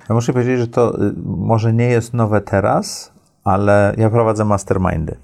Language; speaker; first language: Polish; early bilingual, heritage; Polish